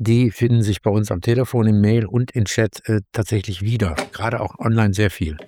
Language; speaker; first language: German; native; German